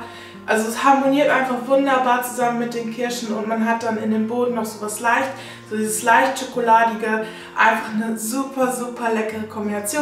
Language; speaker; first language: German; native; German